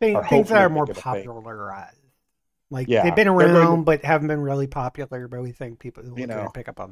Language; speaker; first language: English; native; English